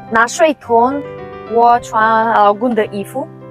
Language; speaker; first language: Chinese; non-native, learner; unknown